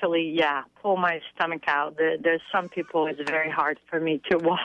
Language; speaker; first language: English; non-native, fluent; French